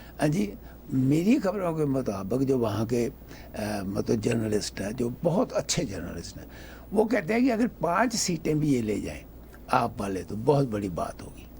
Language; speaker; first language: Urdu; non-native, local second language; Punjabi